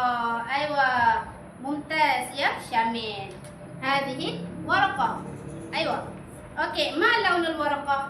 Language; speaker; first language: Arabic; non-native, learner; Malay